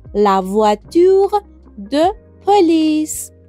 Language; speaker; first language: French; non-native, fluent; Persian